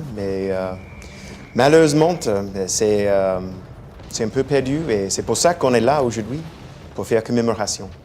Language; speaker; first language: French; non-native, fluent; English